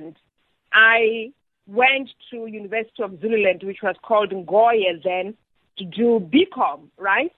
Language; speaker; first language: English; non-native, local second language; Southern Sotho